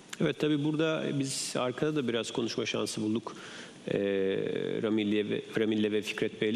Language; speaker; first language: Turkish; native; Turkish